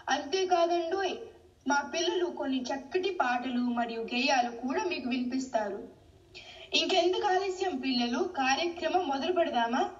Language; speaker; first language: Telugu; early bilingual, heritage; Telugu